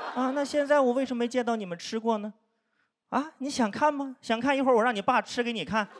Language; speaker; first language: Chinese; native; Chinese